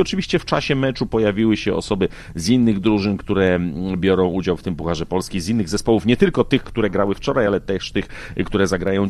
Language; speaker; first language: Polish; native; Polish